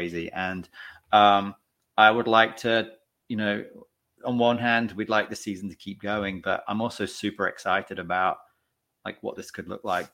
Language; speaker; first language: English; native; English